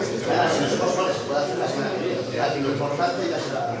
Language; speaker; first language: Spanish; native; Spanish